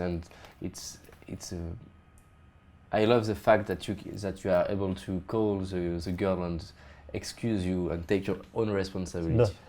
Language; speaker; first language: English; non-native, fluent; French